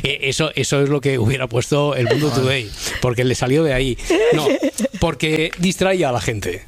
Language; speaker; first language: Spanish; native; Spanish